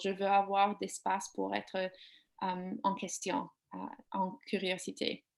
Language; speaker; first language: French; non-native, learner; English